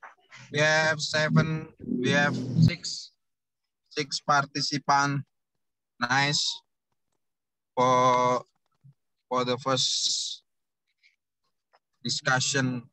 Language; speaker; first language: English; non-native, learner; Indonesian